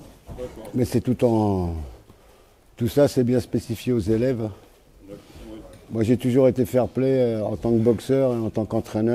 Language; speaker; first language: French; native; French